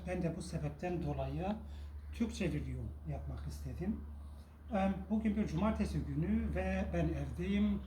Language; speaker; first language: Turkish; non-native, local second language; Kurdish